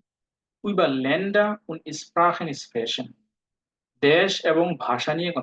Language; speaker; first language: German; non-native, fluent; Bangla